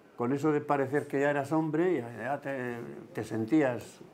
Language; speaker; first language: Spanish; native; Spanish